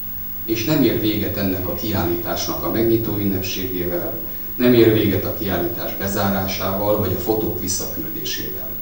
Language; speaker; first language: Hungarian; native; Hungarian